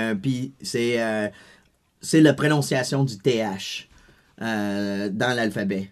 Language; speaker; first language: French; early bilingual, other home language; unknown